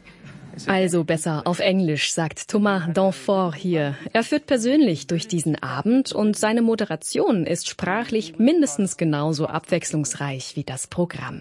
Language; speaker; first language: German; native; German